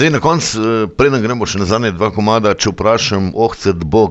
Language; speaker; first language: Slovenian; native; Slovenian